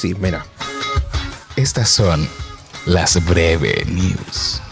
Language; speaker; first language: Spanish; native; Spanish